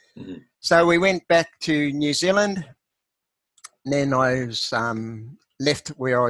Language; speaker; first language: English; native; English